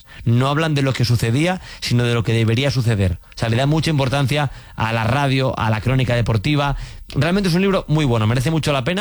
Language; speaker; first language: Spanish; native; Spanish